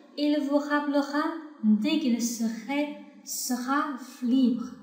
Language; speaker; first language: French; non-native, fluent; Chinese